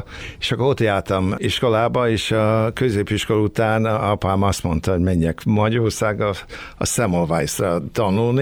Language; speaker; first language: Hungarian; early bilingual, heritage; Hungarian